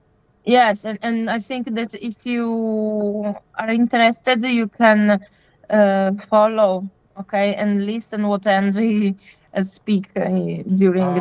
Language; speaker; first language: English; non-native, learner; Italian